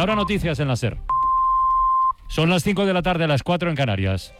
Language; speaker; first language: Spanish; native; Spanish